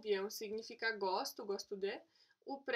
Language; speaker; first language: Portuguese; non-native, fluent; Polish